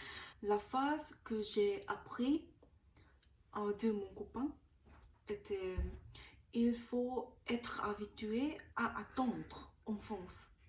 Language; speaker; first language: French; non-native, learner; Korean